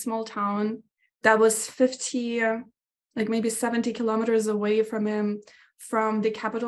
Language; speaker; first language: English; non-native, fluent; Ukrainian